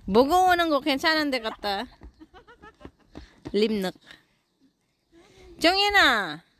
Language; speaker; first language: Korean; non-native, learner; Filipino